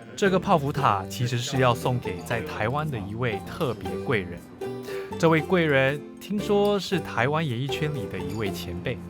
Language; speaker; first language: Chinese; native; Chinese